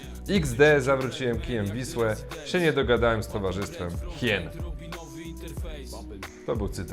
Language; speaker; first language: Polish; native; Polish